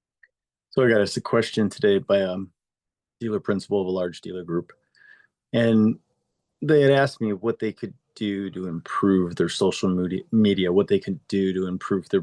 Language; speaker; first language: English; native; English